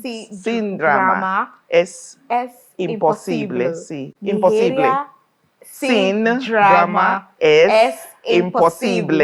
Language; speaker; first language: Spanish; non-native, fluent; English